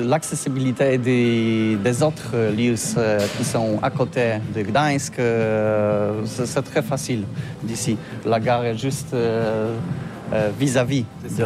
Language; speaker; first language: French; non-native, learner; Polish